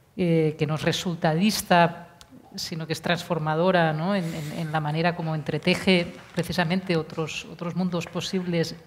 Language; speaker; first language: Spanish; non-native, local second language; Catalan